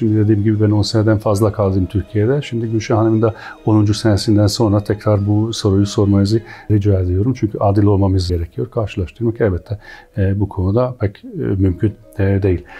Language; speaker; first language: Turkish; non-native, fluent; Hungarian